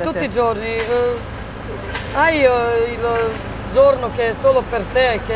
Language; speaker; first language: Italian; non-native, learner; Serbian